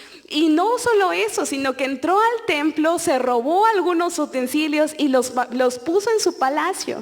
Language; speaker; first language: Spanish; native; Spanish